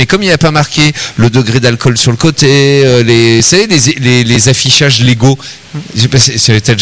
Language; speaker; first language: French; native; French